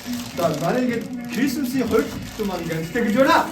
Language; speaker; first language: Mongolian; native; Mongolian